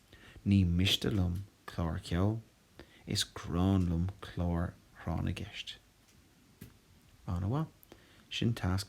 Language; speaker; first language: Irish; non-native, local second language; English